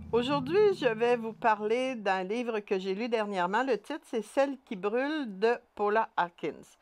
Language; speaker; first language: French; native; French